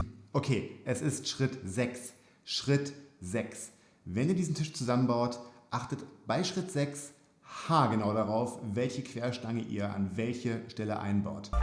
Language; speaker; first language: German; native; German